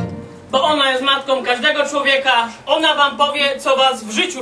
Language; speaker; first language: Polish; native; Polish